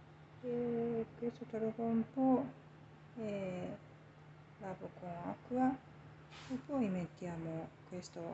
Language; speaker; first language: Italian; non-native, learner; Japanese